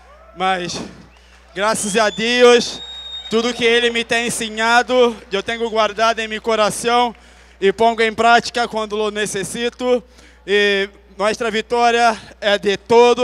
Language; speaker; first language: Spanish; non-native, fluent; Portuguese